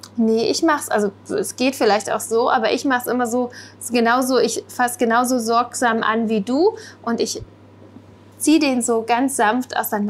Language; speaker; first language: German; native; German